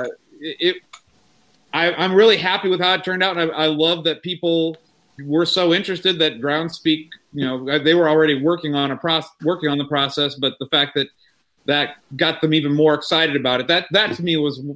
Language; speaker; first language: English; native; English